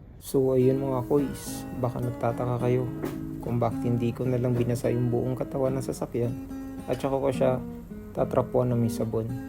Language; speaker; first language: Filipino; native; Filipino